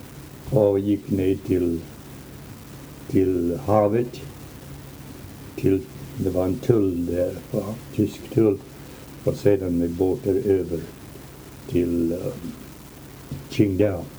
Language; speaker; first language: Swedish; early bilingual, heritage; Swedish